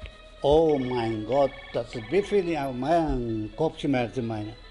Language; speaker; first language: German; non-native, learner; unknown